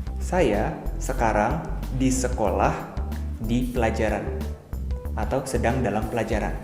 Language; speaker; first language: Indonesian; native; Indonesian